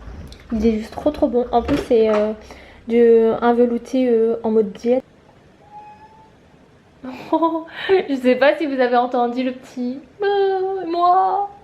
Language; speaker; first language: French; native; French